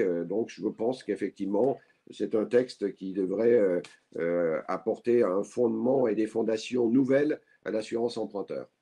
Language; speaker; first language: French; native; French